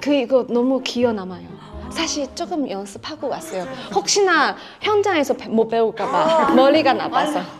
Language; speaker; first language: Korean; non-native, fluent; Chinese